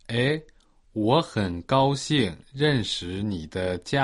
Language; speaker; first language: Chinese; non-native, learner; Portuguese